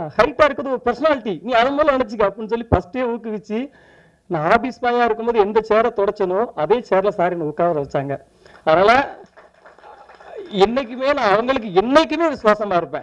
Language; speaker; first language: Tamil; native; Tamil